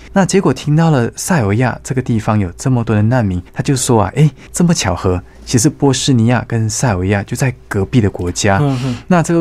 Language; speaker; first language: Chinese; native; Chinese